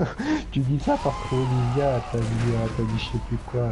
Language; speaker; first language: French; native; French